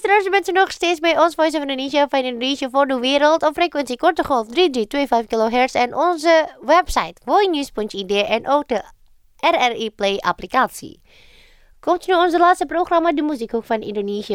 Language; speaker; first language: Dutch; non-native, learner; Indonesian